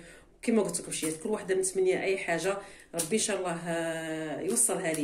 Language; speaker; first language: Arabic; native; Arabic